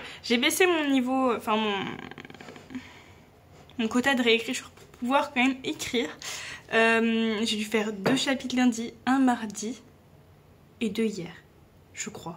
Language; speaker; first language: French; native; French